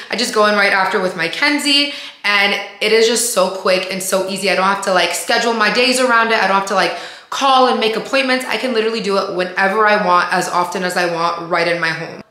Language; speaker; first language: English; native; English